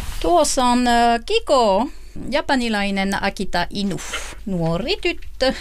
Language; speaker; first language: Finnish; non-native, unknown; French